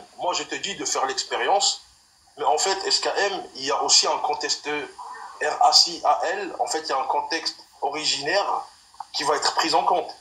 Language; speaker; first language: French; early bilingual, other home language; Arabic